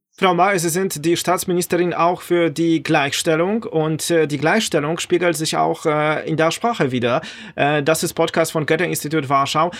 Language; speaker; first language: German; non-native, fluent; Polish